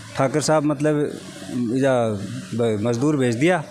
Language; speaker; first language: Hindi; native; Hindi